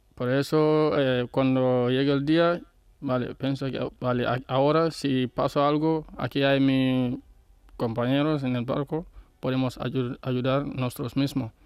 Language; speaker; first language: Spanish; non-native, learner; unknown